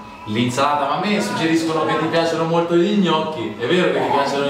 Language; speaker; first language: Italian; native; Italian